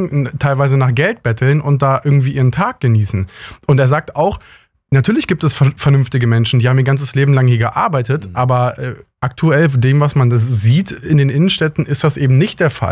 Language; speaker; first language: German; native; German